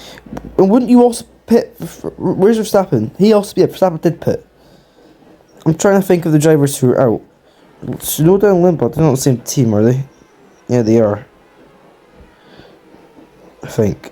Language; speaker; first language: English; native; English